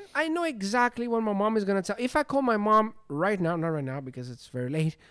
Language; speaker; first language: English; non-native, fluent; Greek